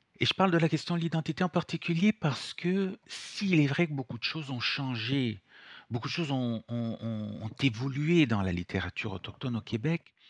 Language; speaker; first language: French; non-native, fluent; Italian